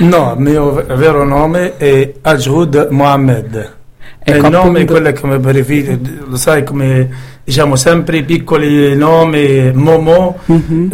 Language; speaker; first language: Italian; non-native, learner; Arabic